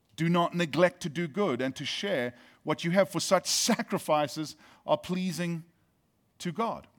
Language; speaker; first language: English; native; English